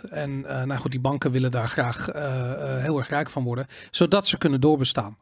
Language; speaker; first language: Dutch; native; Dutch